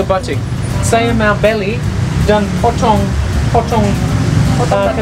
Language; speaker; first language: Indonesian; non-native, learner; English